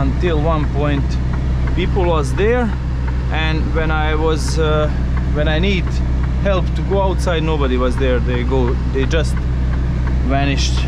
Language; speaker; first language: English; non-native, learner; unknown